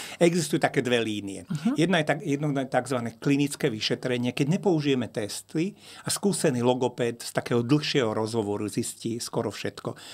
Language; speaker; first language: Slovak; non-native, local second language; Hungarian